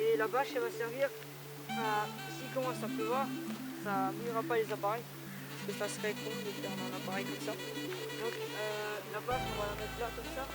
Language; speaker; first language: French; native; French